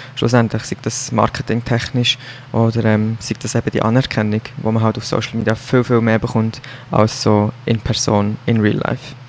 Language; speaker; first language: German; native; German